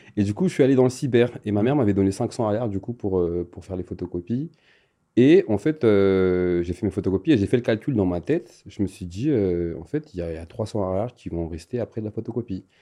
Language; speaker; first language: French; non-native, local second language; Malagasy